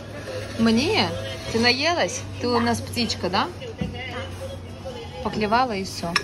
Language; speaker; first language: Russian; native; Russian